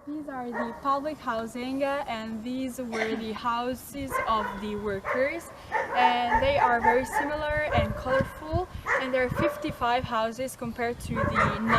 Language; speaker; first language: English; non-native, learner; Italian